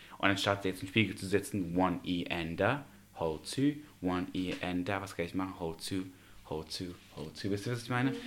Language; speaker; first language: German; early bilingual, other home language; Russian